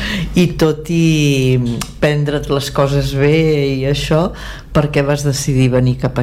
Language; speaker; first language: Catalan; native; Catalan